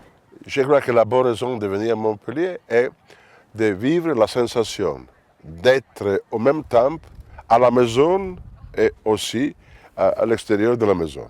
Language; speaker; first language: French; non-native, fluent; Italian